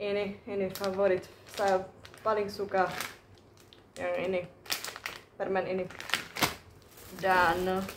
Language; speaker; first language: Indonesian; non-native, fluent; Czech